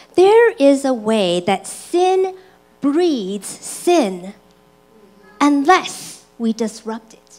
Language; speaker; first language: English; early bilingual, other home language; Chinese